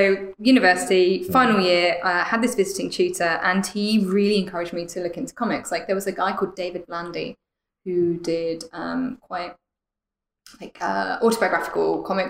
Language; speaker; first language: English; native; English